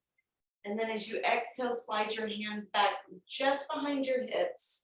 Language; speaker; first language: English; native; English